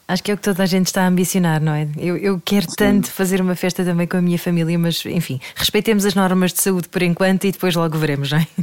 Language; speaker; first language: Portuguese; native; Portuguese